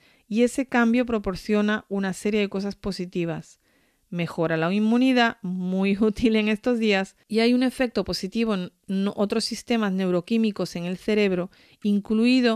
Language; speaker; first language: Spanish; native; Spanish